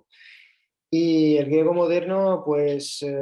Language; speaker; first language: Spanish; early bilingual, heritage; Spanish